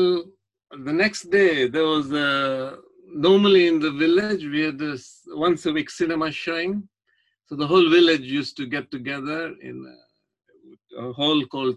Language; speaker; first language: English; non-native, local second language; Gujarati